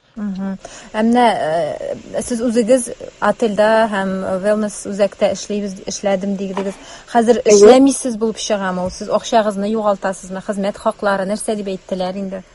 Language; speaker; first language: Tatar; native; Tatar